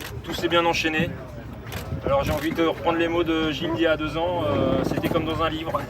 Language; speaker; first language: French; native; French